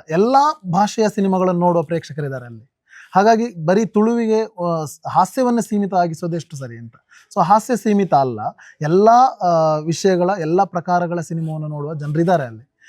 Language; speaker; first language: Kannada; non-native, local second language; Tulu